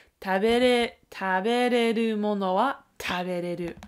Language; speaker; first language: Japanese; non-native, learner; English